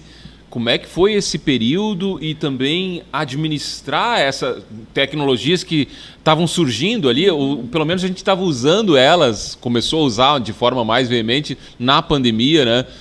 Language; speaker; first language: Portuguese; native; Portuguese